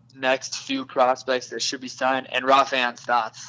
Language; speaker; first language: English; native; English